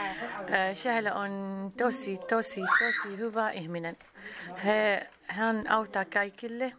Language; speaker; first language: Finnish; non-native, learner; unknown